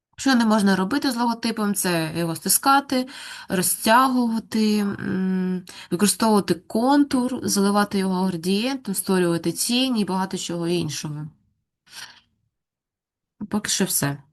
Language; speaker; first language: Ukrainian; native; Ukrainian